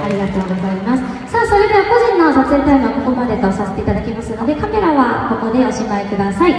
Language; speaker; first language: Japanese; native; Japanese